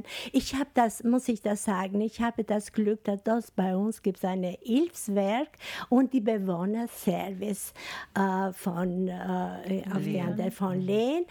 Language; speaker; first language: German; non-native, learner; Albanian